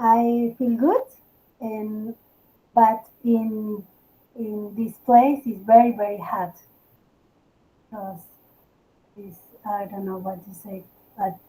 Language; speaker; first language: English; non-native, learner; Spanish